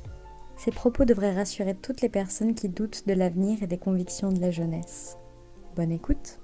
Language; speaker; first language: French; native; French